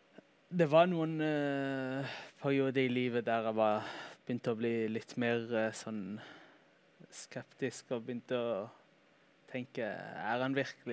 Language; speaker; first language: Norwegian; early bilingual, heritage; Norwegian